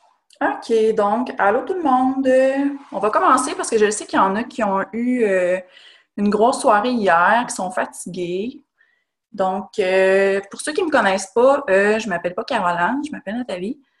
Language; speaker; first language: French; native; French